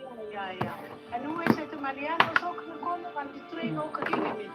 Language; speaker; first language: Dutch; non-native, learner; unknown